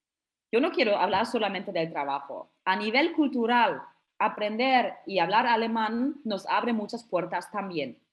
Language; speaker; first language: Spanish; non-native, fluent; German